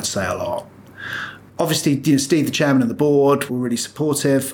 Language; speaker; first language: English; native; English